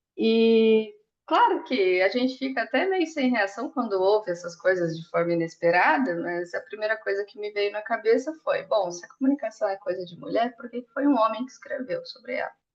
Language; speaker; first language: Portuguese; native; Portuguese